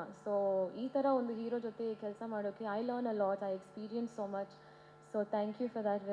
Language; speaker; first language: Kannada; non-native, learner; Tamil